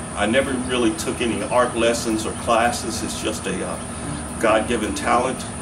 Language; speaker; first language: English; native; English